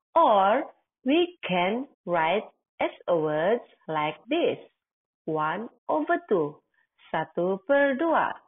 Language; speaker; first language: English; non-native, local second language; Malay